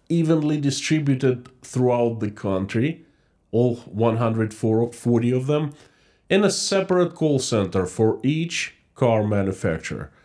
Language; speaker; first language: English; non-native, fluent; Russian